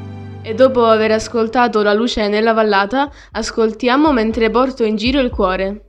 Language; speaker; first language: Italian; native; Italian